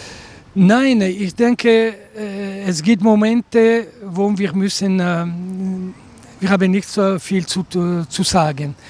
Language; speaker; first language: German; non-native, local second language; Italian